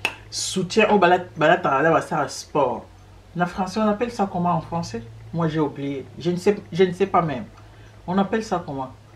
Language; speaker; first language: French; non-native, local second language; Lingala